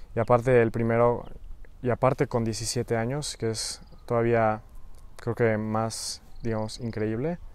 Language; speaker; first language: Spanish; native; Spanish